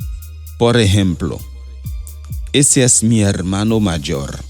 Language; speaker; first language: Spanish; non-native, fluent; Haitian Creole